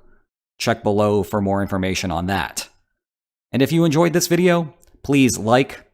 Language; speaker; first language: English; native; English